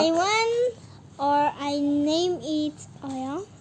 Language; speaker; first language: English; early bilingual, other home language; Indonesian